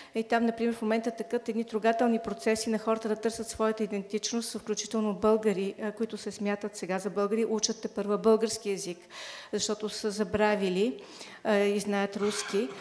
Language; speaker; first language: Bulgarian; native; Bulgarian